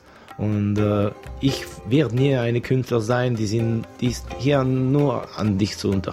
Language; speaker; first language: German; non-native, local second language; French